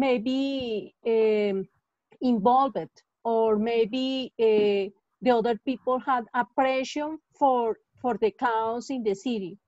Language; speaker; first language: English; non-native, learner; Spanish